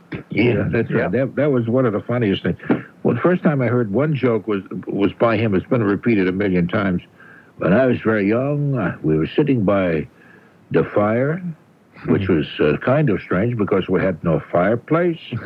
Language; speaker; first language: English; native; English